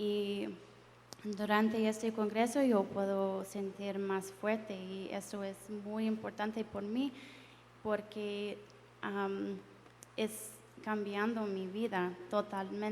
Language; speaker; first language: Spanish; non-native, learner; English